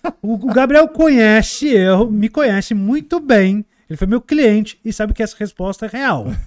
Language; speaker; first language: Portuguese; native; Portuguese